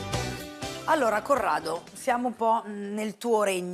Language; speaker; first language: Italian; native; Italian